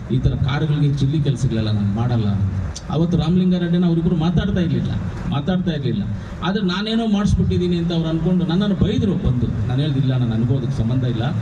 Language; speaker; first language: Kannada; native; Kannada